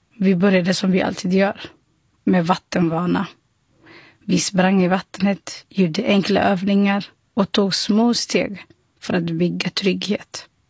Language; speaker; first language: Swedish; non-native, fluent; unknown